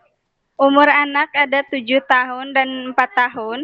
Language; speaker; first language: Indonesian; non-native, local second language; Javanese